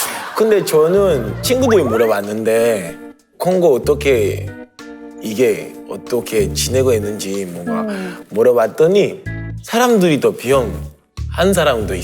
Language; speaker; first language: Korean; non-native, learner; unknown